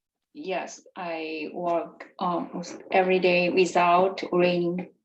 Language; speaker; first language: English; non-native, learner; Chinese